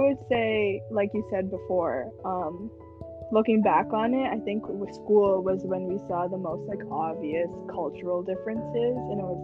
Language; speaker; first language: English; native; English